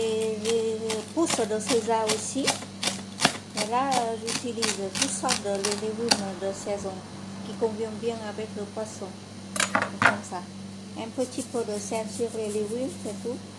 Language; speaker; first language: French; non-native, fluent; Vietnamese